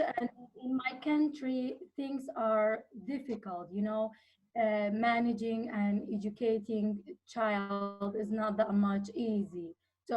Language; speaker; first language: English; non-native, fluent; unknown